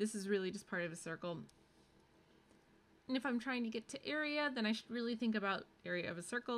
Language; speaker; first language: English; native; English